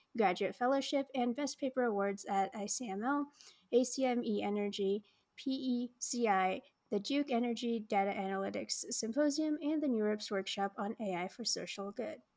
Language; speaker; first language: English; native; English